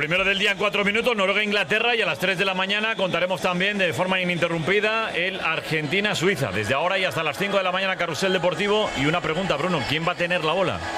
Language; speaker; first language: Spanish; native; Spanish